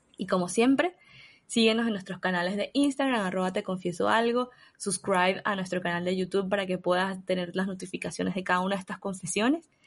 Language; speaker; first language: Spanish; native; Spanish